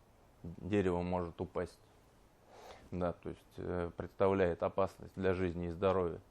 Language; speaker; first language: Russian; native; Russian